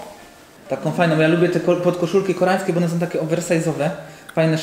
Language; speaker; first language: Polish; native; Polish